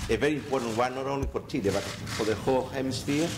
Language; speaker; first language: English; non-native, fluent; Spanish